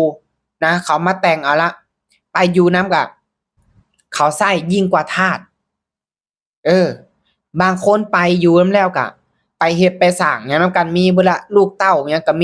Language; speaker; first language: Thai; non-native, local second language; Northeastern Thai